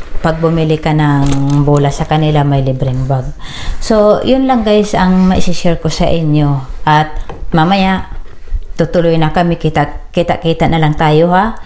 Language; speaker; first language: Filipino; native; Filipino